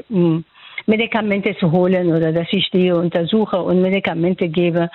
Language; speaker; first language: German; non-native, local second language; Persian